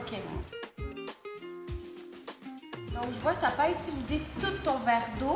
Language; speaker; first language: French; native; French